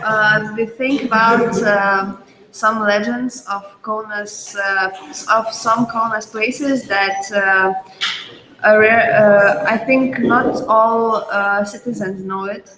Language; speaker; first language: English; non-native, learner; Lithuanian